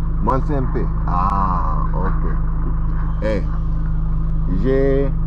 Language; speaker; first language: French; non-native, learner; English